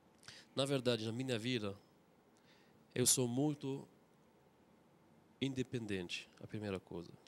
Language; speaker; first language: Portuguese; non-native, fluent; Arabic